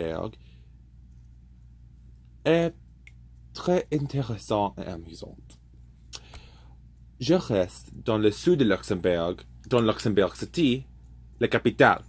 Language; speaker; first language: French; non-native, learner; English